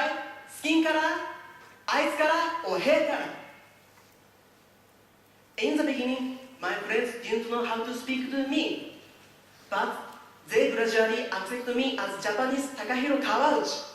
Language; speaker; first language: English; non-native, learner; Japanese